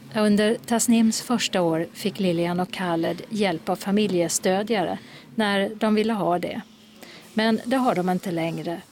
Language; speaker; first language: Swedish; native; Swedish